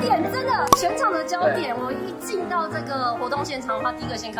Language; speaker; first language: Chinese; native; Chinese